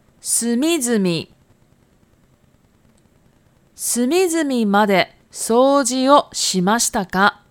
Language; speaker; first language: Japanese; non-native, fluent; Chinese